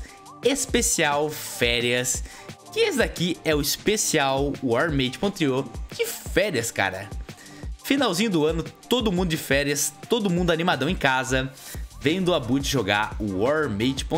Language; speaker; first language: Portuguese; native; Portuguese